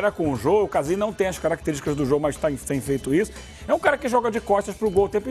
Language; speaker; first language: Portuguese; native; Portuguese